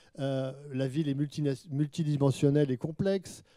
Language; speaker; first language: French; native; French